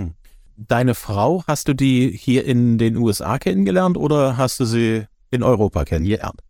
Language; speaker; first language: German; native; German